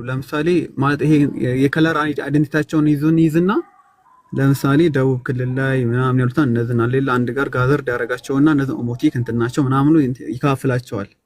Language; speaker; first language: Amharic; native; Amharic